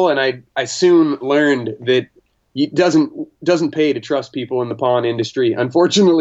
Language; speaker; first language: English; native; English